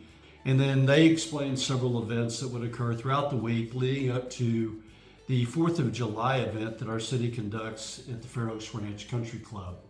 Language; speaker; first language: English; native; English